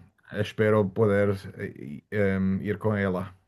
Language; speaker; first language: Portuguese; non-native, learner; German